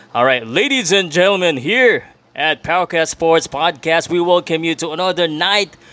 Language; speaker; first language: English; non-native, local second language; Filipino